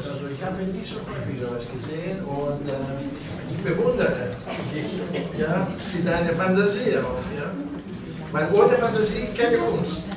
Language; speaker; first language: German; non-native, fluent; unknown